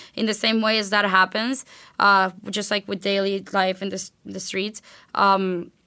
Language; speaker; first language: English; non-native, fluent; Spanish